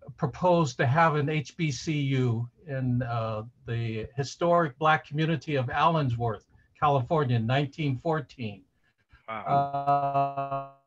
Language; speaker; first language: English; native; English